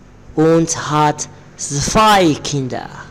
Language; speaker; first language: German; non-native, learner; Arabic